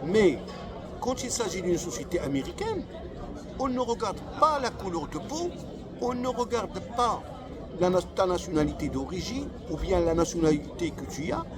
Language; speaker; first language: French; non-native, local second language; Arabic